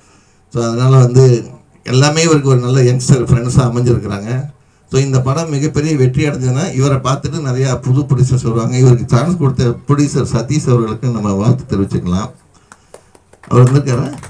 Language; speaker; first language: Tamil; native; Tamil